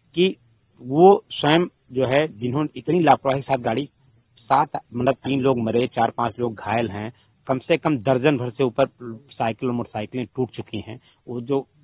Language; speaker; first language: Hindi; native; Hindi